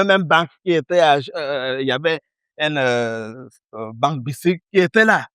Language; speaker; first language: French; early bilingual, other home language; Igbo